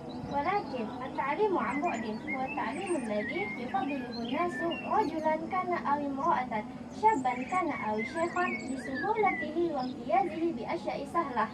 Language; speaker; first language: Arabic; non-native, fluent; Indonesian